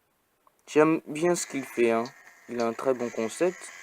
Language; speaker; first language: French; native; French